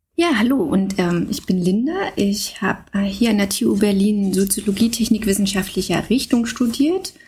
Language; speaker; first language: German; native; German